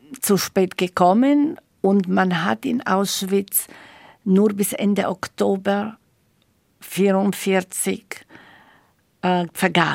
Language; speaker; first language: German; non-native, fluent; Slovak